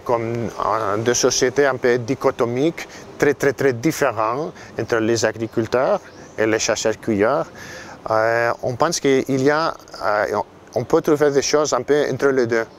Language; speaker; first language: French; non-native, fluent; Catalan